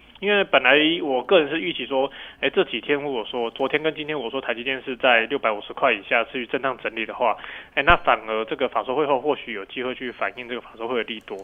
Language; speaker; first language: Chinese; native; Chinese